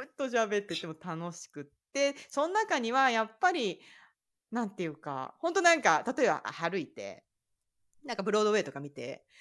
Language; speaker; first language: Japanese; native; Japanese